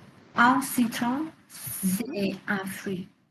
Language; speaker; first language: French; non-native, learner; Vietnamese